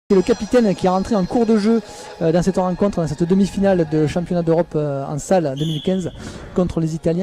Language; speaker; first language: French; native; French